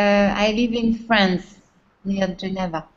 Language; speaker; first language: English; non-native, fluent; French